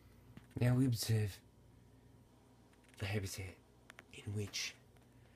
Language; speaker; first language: English; native; English